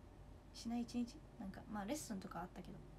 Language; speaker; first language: Japanese; native; Japanese